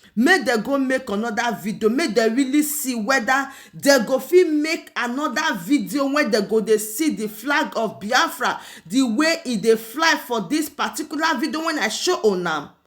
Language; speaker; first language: Nigerian Pidgin; non-native, local second language; Igbo